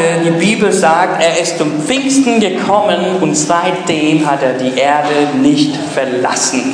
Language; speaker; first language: German; non-native, fluent; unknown